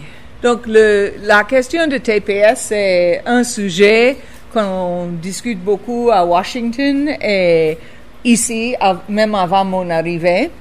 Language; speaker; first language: French; non-native, fluent; English